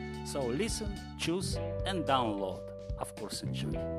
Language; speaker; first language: English; non-native, learner; Russian